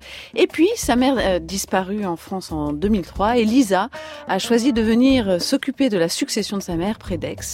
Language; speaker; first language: French; native; French